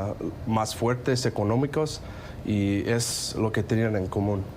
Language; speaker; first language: Spanish; non-native, fluent; English